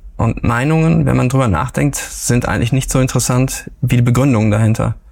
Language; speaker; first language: German; native; German